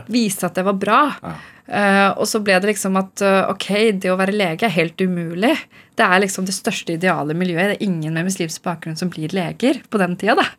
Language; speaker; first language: Norwegian; non-native, local second language; Urdu